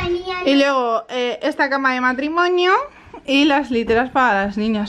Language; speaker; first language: Spanish; native; Spanish